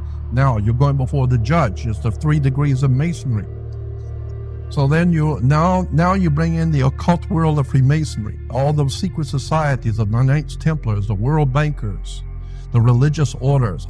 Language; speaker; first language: English; native; English